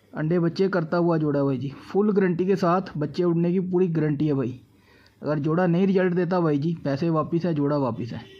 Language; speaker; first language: Hindi; non-native, local second language; Punjabi